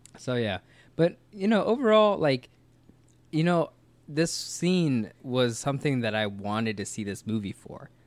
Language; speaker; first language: English; native; English